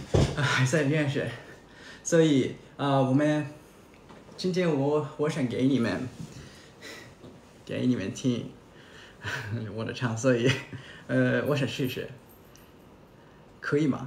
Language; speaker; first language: Chinese; non-native, learner; Japanese